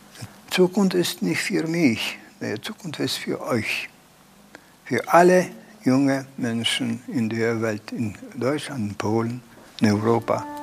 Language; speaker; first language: German; non-native, learner; Polish